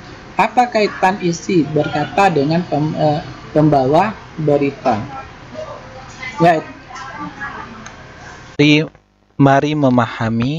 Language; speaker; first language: Indonesian; native; Indonesian